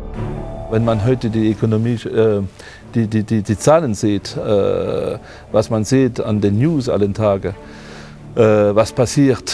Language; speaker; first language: German; non-native, fluent; French